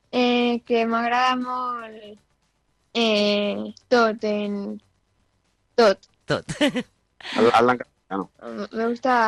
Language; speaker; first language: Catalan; non-native, local second language; Spanish